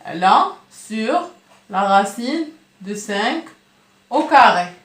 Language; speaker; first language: French; non-native, local second language; Arabic